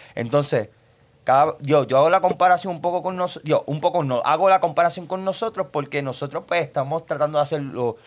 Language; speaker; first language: Spanish; native; Spanish